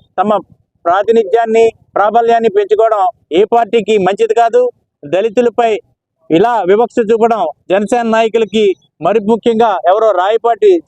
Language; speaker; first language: Telugu; native; Telugu